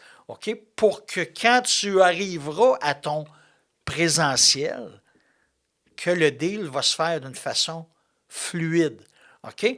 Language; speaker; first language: French; native; French